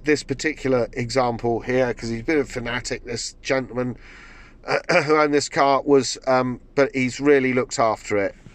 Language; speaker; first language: English; native; English